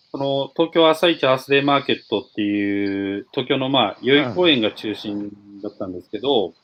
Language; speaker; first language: Japanese; native; Japanese